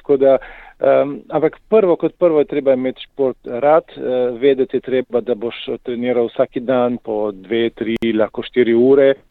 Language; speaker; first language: Slovenian; native; Slovenian